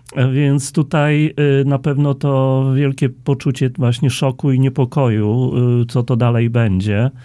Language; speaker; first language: Polish; native; Polish